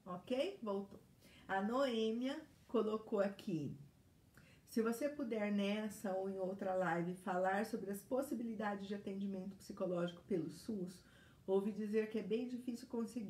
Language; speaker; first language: Portuguese; native; Portuguese